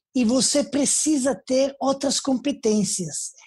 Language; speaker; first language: Portuguese; non-native, fluent; Serbian